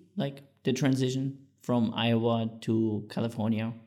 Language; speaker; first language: English; non-native, fluent; German